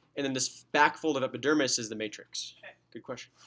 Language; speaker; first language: English; native; English